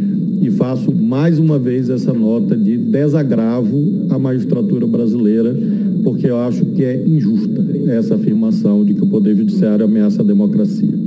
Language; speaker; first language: Portuguese; native; Portuguese